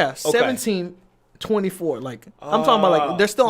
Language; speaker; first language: English; native; English